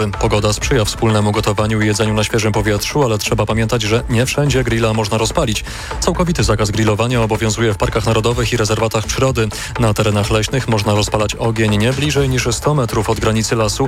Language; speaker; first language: Polish; native; Polish